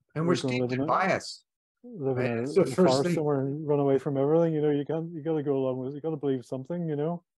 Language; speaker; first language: English; native; English